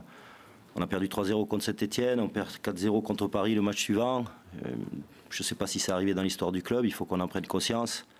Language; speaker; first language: French; native; French